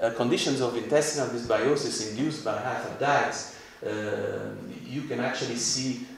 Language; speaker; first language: English; non-native, fluent; Italian